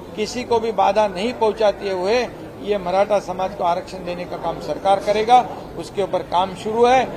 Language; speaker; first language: Hindi; non-native, local second language; Marathi